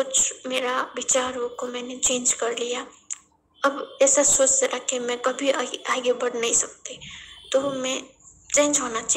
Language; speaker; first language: Hindi; non-native, learner; Nepali